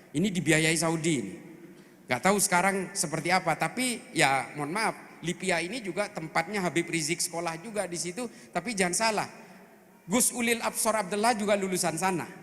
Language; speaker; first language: Indonesian; non-native, local second language; Madurese